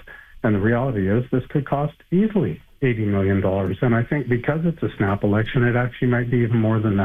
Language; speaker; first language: English; native; English